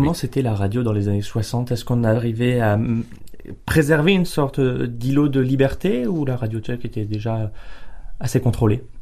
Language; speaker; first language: French; native; French